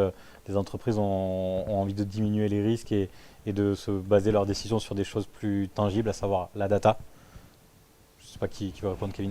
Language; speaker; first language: French; native; French